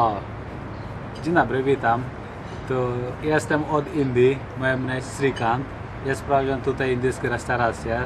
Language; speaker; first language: Polish; non-native, learner; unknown